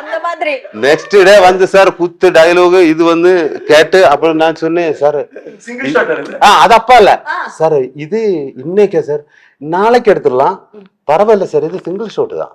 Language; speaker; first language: Tamil; non-native, learner; Malayalam